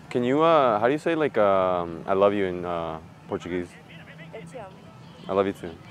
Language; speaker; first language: English; early bilingual, other home language; Spanish